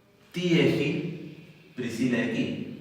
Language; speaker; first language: Greek; non-native, fluent; Spanish